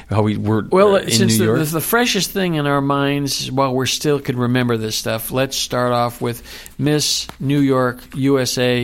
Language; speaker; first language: English; native; English